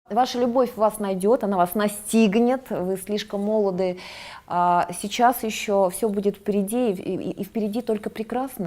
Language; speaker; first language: Russian; native; Russian